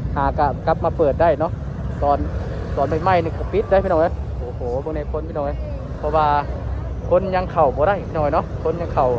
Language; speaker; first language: Thai; non-native, local second language; Lao